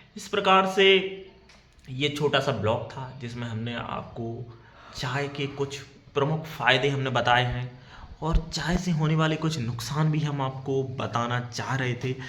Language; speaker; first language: Hindi; native; Hindi